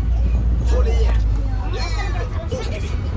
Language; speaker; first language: Swedish; native; Swedish